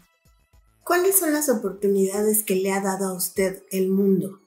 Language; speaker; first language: Spanish; native; Spanish